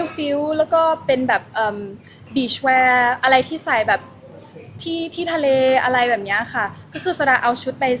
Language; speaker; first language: Thai; early bilingual, heritage; Thai